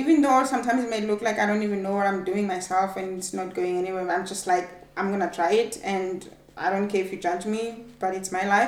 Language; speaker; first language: English; non-native, local second language; Swati